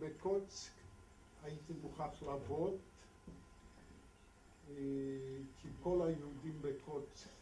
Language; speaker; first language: Hebrew; non-native, fluent; Polish